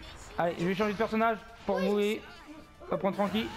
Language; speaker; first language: French; native; French